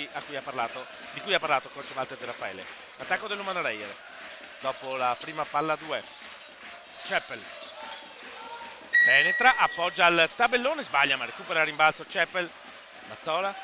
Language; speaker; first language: Italian; native; Italian